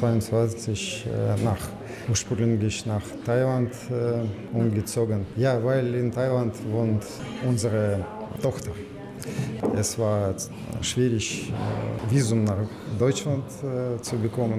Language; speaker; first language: German; non-native, learner; Russian